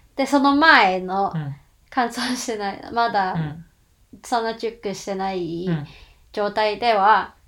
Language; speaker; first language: Japanese; non-native, fluent; Chinese